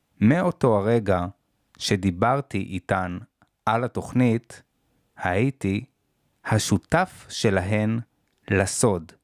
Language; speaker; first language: Hebrew; native; Hebrew